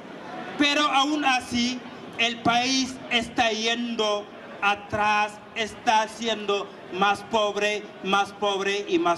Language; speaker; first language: Spanish; non-native, fluent; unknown